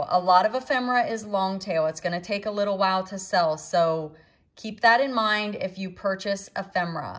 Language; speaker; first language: English; native; English